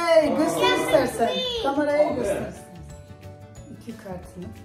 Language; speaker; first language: Turkish; early bilingual, heritage; Turkish